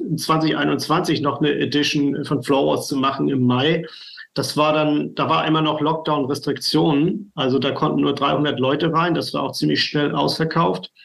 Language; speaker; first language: German; native; German